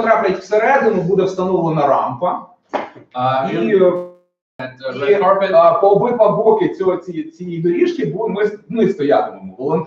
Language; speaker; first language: Ukrainian; native; Ukrainian